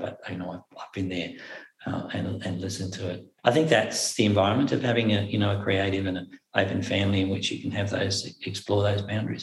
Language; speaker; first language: English; native; English